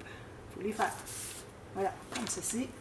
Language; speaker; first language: French; native; French